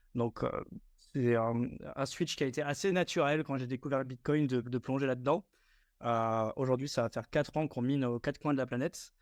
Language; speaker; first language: French; native; French